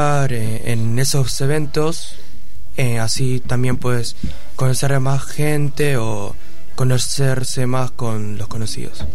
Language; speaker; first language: Spanish; early bilingual, other home language; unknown